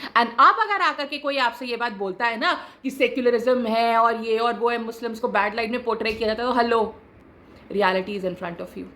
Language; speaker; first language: Hindi; native; Hindi